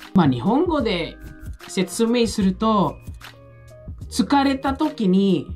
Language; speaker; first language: Japanese; non-native, fluent; Filipino